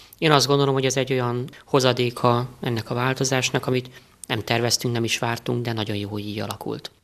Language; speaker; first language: Hungarian; native; Hungarian